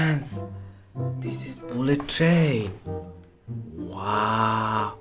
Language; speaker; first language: English; non-native, learner; Indonesian